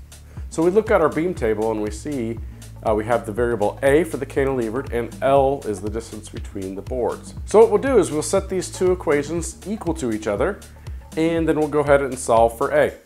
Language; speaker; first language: English; native; English